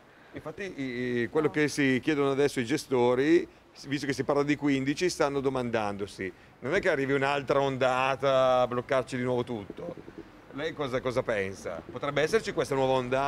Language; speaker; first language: Italian; native; Italian